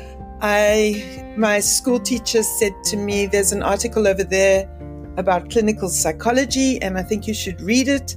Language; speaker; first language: English; native; English